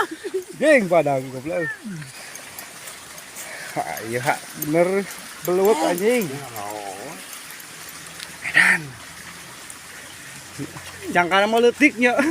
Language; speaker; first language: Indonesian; non-native, local second language; Sundanese